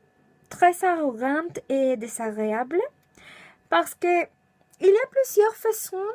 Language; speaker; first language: French; non-native, learner; Spanish